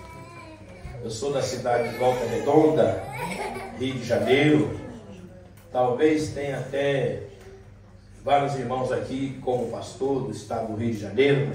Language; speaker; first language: Portuguese; native; Portuguese